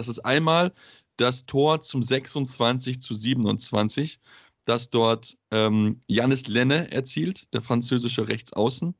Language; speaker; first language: German; native; German